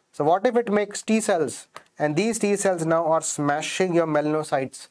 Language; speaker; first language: English; non-native, local second language; Hindi